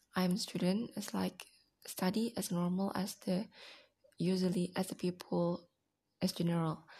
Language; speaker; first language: English; non-native, learner; Indonesian